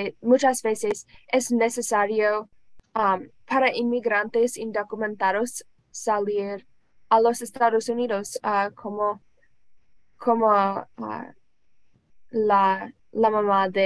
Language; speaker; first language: Spanish; non-native, learner; English